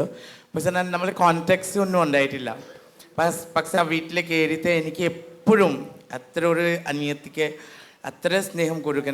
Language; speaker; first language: Malayalam; non-native, local second language; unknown